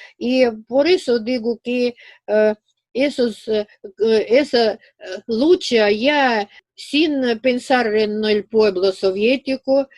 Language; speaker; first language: Spanish; non-native, fluent; Russian